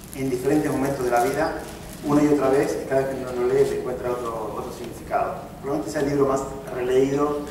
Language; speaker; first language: Spanish; native; Spanish